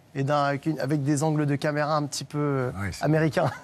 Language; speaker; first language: French; native; French